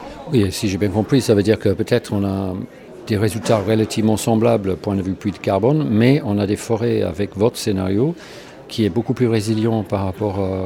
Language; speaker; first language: French; native; French